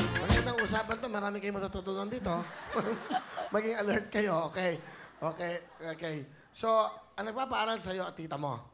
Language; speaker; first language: Filipino; native; Filipino